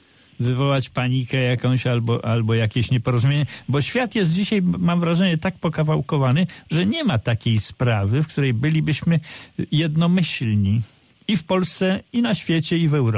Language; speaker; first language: Polish; native; Polish